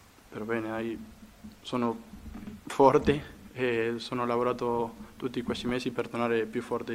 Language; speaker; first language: Italian; non-native, fluent; Spanish